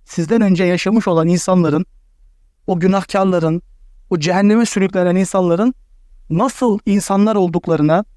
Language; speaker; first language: Turkish; native; Turkish